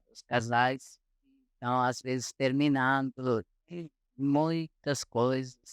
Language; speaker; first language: Portuguese; non-native, fluent; Italian